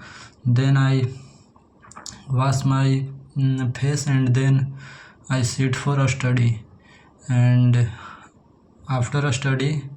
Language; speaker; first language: English; non-native, learner; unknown